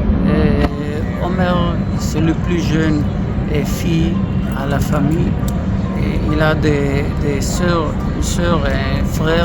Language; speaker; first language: French; non-native, learner; Hebrew